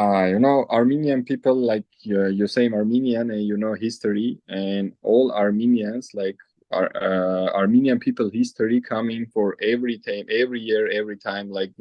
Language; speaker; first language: English; non-native, learner; Armenian